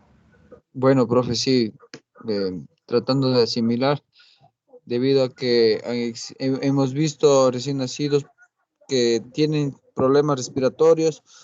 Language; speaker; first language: Spanish; native; Spanish